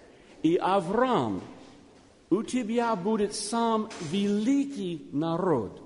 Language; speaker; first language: Russian; non-native, learner; English